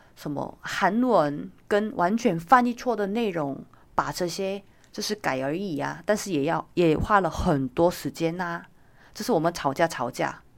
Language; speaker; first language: Chinese; non-native, fluent; Korean